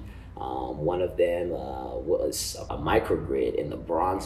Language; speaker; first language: English; non-native, local second language; Ganda